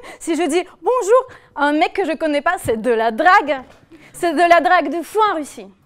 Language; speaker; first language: French; non-native, fluent; Russian